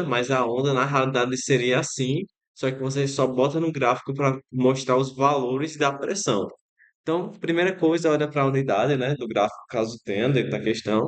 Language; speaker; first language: Portuguese; native; Portuguese